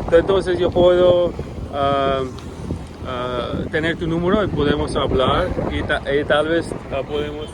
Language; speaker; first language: Spanish; non-native, learner; English